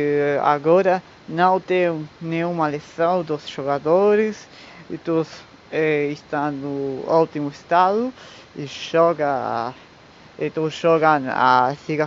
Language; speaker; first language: Portuguese; non-native, learner; Spanish